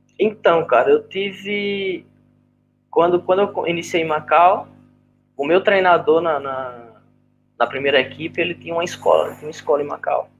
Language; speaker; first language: Portuguese; native; Portuguese